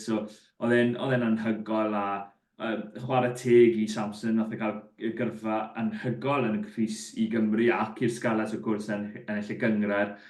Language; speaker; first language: Welsh; native; Welsh